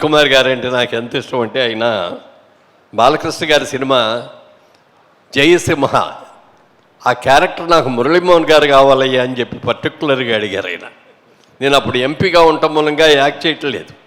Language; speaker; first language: Telugu; native; Telugu